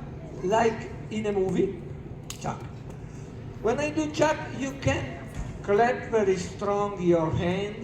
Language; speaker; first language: English; non-native, learner; Italian